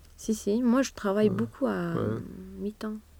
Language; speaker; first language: French; non-native, fluent; Swedish